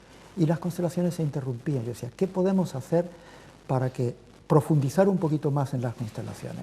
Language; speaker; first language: Spanish; native; Spanish